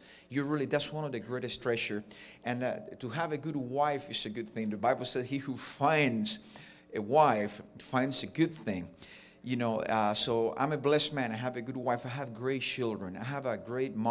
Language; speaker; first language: English; non-native, fluent; Spanish